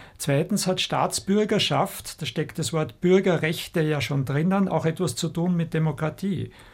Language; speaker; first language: German; native; German